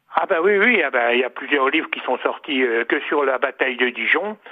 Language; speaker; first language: French; native; French